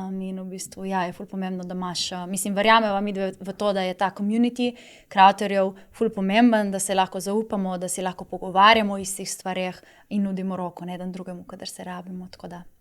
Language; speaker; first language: Slovenian; native; Slovenian